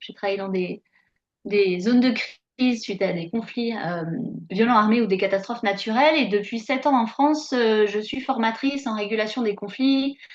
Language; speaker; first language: French; native; French